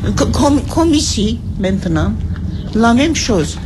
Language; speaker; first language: French; non-native, learner; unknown